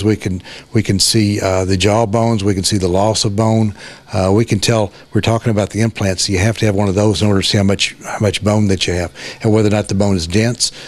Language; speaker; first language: English; native; English